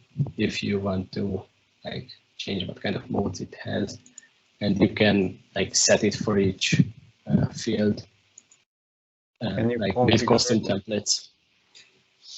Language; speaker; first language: English; non-native, fluent; Hungarian